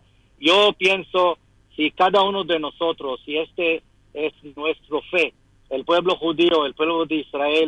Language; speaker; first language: Spanish; non-native, fluent; Hebrew